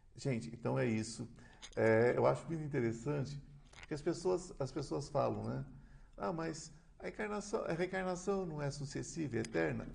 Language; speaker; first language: Portuguese; native; Portuguese